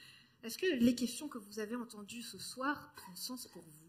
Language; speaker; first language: French; native; French